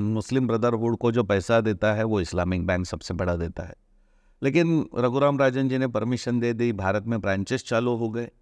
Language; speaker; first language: Hindi; non-native, local second language; Marathi